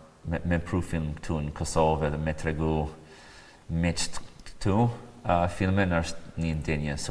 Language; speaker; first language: Albanian; non-native, fluent; English